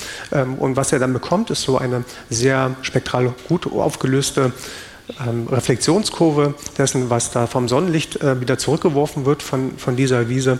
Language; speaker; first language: German; native; German